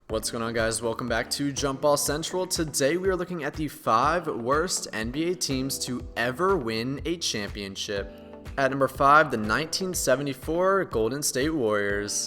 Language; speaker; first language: English; native; English